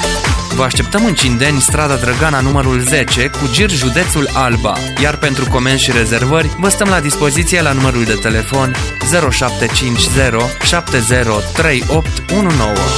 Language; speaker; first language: Romanian; native; Romanian